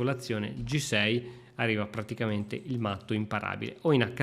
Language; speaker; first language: Italian; native; Italian